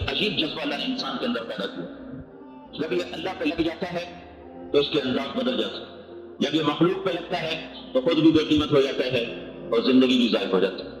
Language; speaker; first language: Urdu; non-native, local second language; Saraiki